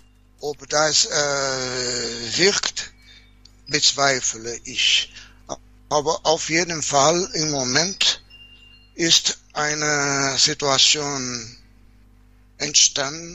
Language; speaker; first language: German; non-native, fluent; Portuguese